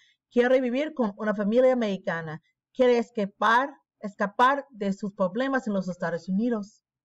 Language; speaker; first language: Spanish; non-native, learner; English